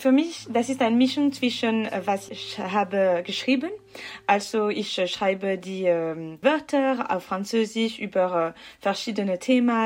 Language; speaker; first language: German; non-native, local second language; French